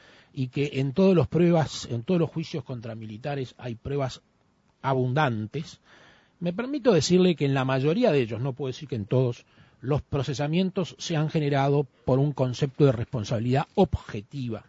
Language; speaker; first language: Spanish; native; Spanish